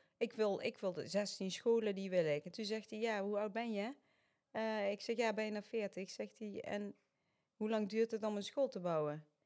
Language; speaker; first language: Dutch; early bilingual, other home language; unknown